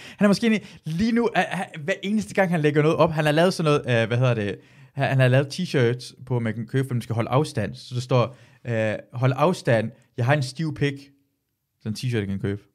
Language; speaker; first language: Danish; early bilingual, other home language; Persian